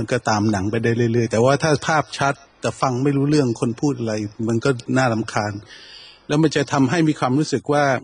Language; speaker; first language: Thai; native; Thai